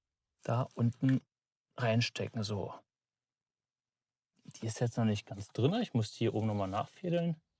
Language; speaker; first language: German; native; German